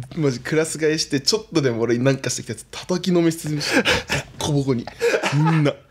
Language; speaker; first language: Japanese; native; Japanese